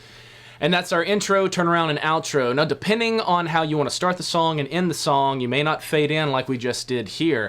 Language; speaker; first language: English; native; English